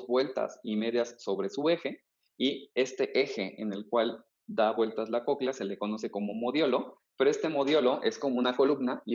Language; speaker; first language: Spanish; native; Spanish